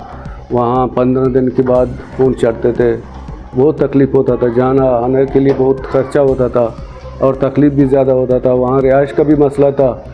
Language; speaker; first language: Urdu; non-native, local second language; Baluchi